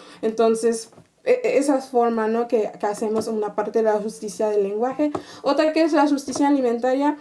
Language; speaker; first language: Spanish; non-native, fluent; Haitian Creole